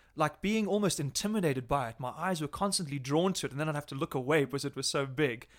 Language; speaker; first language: English; native; English